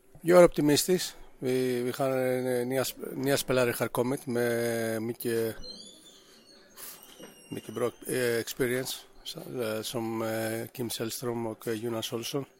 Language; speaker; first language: Swedish; non-native, learner; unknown